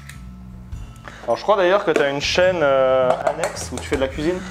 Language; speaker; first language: French; native; French